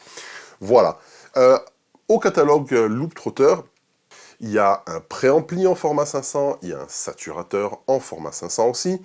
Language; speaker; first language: French; native; French